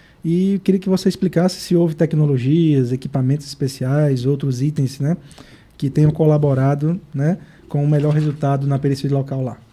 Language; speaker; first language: Portuguese; native; Portuguese